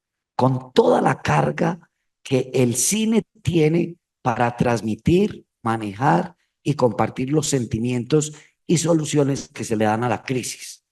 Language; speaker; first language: Spanish; native; Spanish